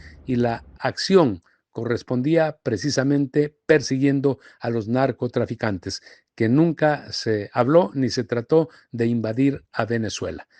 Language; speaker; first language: Spanish; native; Spanish